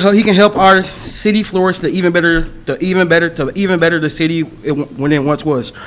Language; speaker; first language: English; native; English